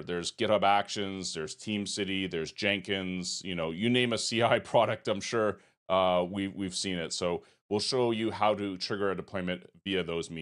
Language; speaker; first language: English; native; English